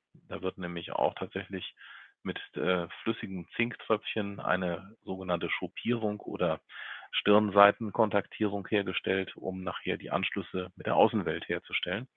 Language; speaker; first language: German; native; German